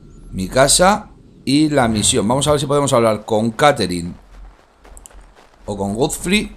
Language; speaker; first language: Spanish; native; Spanish